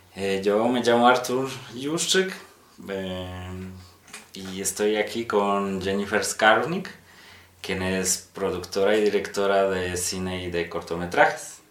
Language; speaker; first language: Spanish; non-native, fluent; Polish